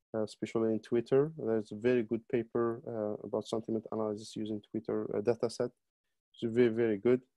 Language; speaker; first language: English; non-native, fluent; Arabic